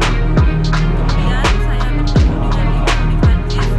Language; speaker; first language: Indonesian; non-native, local second language; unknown